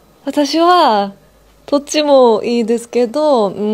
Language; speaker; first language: Japanese; non-native, learner; Korean